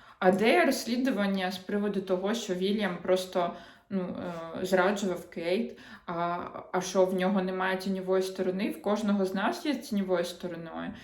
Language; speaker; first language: Ukrainian; non-native, local second language; Russian